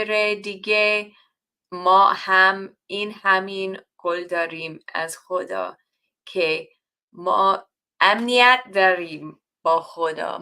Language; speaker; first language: Persian; non-native, learner; English